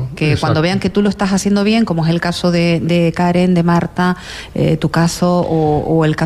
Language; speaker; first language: Spanish; native; Spanish